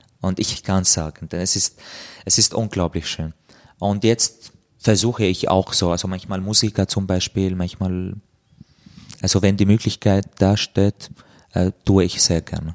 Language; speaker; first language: German; non-native, fluent; Arabic